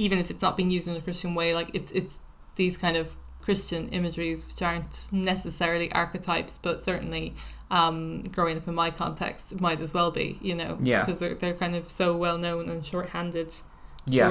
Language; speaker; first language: English; native; English